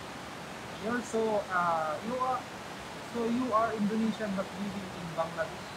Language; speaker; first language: English; non-native, local second language; Filipino